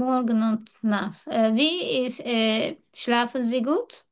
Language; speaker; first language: German; non-native, learner; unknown